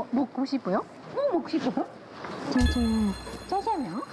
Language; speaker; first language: Korean; non-native, learner; Japanese